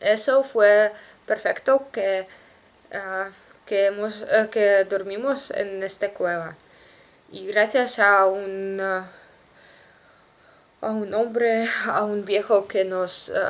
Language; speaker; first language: Spanish; non-native, learner; Russian